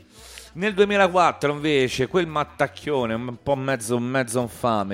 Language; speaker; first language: Italian; native; Italian